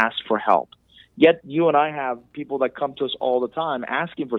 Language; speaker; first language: English; non-native, fluent; Persian